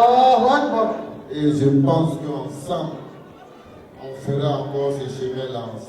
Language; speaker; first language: French; non-native, local second language; Dyula